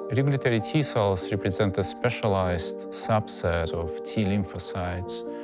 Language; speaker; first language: English; non-native, fluent; Russian